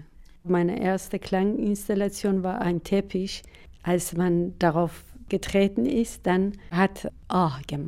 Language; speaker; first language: German; non-native, fluent; Persian